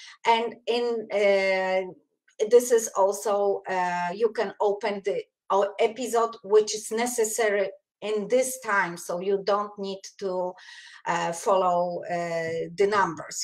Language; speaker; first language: English; non-native, fluent; Polish